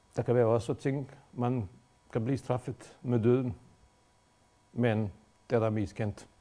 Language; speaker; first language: Danish; non-native, fluent; Bosnian